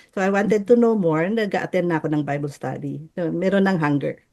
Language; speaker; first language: Filipino; native; Filipino